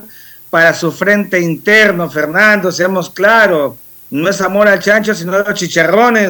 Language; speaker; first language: Spanish; native; Spanish